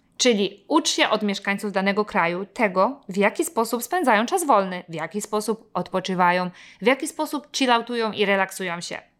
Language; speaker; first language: Polish; native; Polish